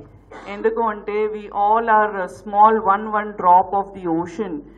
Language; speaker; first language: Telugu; non-native, learner; Gujarati